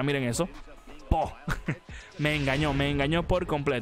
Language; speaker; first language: Spanish; native; Spanish